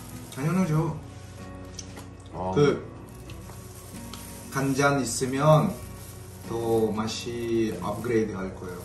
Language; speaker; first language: Korean; non-native, learner; Russian